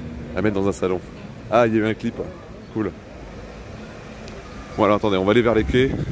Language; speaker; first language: French; native; French